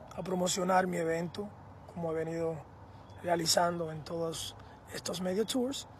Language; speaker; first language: Spanish; early bilingual, heritage; Spanish